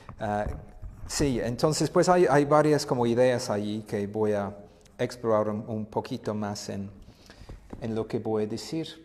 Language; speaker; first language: Spanish; non-native, fluent; English